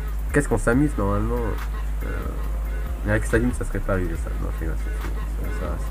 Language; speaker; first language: French; native; French